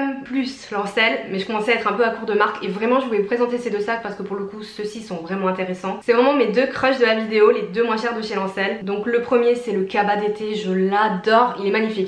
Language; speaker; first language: French; native; French